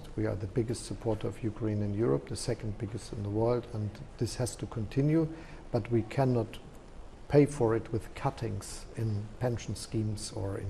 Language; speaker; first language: English; non-native, fluent; German